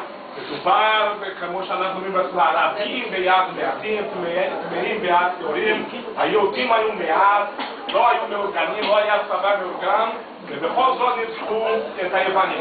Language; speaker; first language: Hebrew; non-native, fluent; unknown